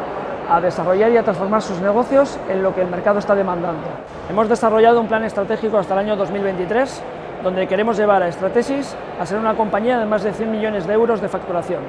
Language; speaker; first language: Spanish; native; Spanish